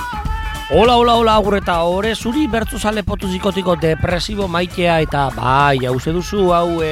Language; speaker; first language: Basque; native; Basque